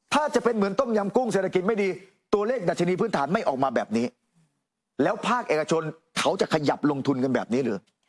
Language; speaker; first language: Thai; native; Thai